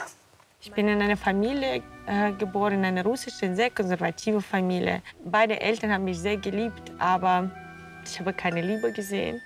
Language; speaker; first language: German; non-native, fluent; Russian